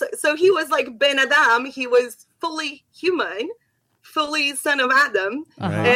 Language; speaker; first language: English; non-native, fluent; Portuguese